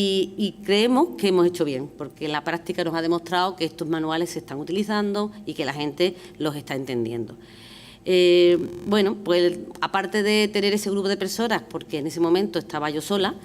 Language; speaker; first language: Spanish; native; Spanish